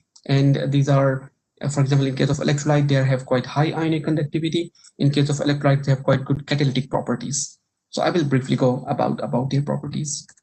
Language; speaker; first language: English; non-native, local second language; Marathi